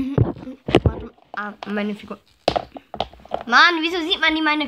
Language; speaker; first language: German; native; German